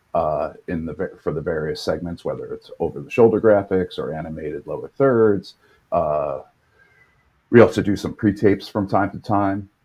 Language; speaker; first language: English; native; English